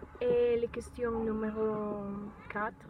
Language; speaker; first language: French; non-native, learner; Spanish